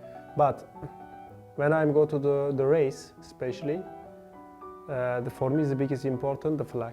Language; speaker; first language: English; non-native, learner; Turkish